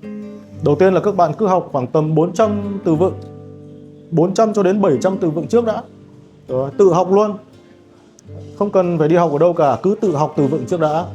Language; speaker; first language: Vietnamese; native; Vietnamese